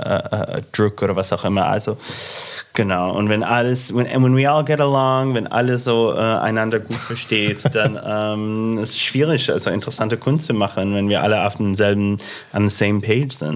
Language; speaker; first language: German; non-native, fluent; English